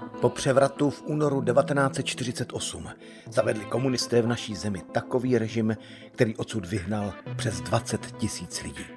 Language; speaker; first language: Czech; native; Czech